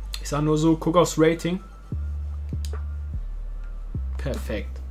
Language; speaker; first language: German; early bilingual, other home language; Turkish